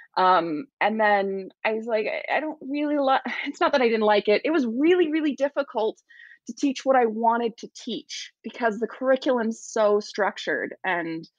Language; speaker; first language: English; native; English